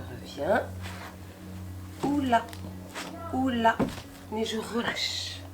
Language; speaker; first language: French; native; French